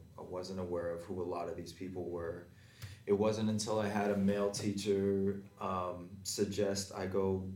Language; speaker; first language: English; native; English